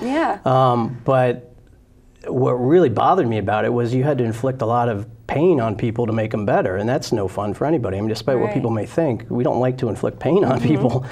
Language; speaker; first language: English; native; English